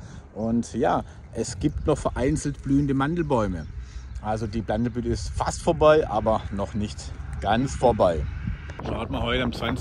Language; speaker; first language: German; native; German